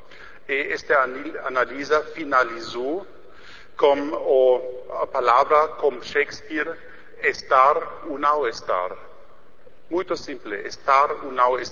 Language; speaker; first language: Portuguese; non-native, learner; German